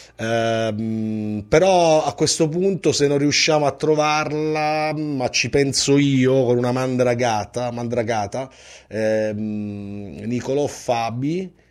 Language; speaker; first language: Italian; native; Italian